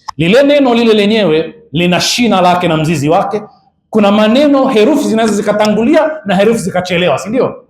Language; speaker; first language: Swahili; native; Swahili